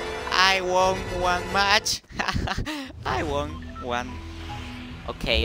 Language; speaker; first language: English; non-native, learner; Spanish